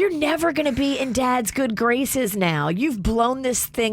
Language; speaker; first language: English; native; English